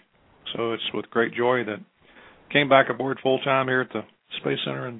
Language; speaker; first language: English; native; English